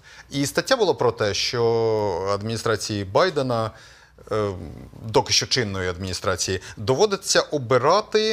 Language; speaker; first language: Ukrainian; native; Ukrainian